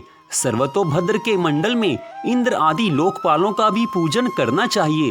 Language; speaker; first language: Hindi; native; Hindi